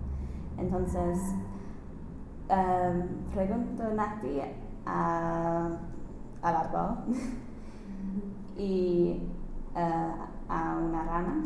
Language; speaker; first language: Spanish; non-native, learner; English